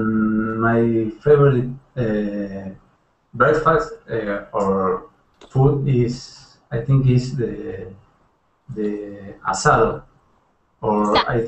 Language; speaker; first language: English; non-native, learner; Spanish